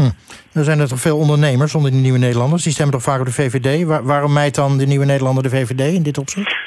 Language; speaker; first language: Dutch; native; Dutch